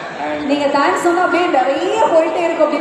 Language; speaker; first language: Tamil; native; Tamil